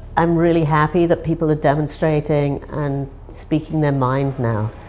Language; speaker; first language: English; native; English